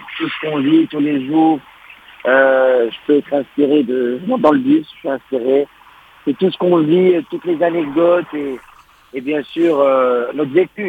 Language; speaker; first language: French; non-native, local second language; Arabic